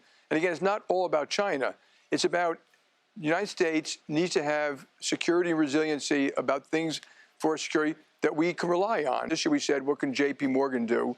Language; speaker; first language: English; native; English